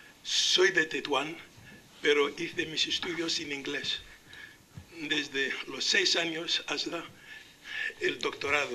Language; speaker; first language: Spanish; non-native, local second language; Arabic